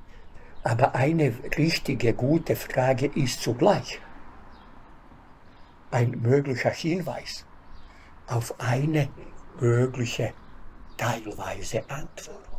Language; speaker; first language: German; non-native, fluent; Bosnian